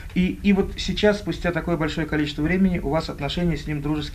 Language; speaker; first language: Russian; native; Russian